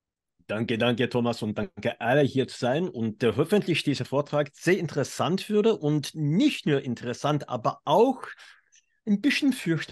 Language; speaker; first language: German; non-native, fluent; English